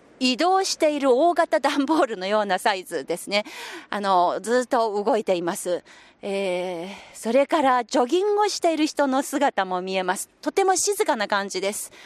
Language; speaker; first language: Japanese; non-native, fluent; Chinese